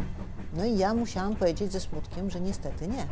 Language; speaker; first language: Polish; native; Polish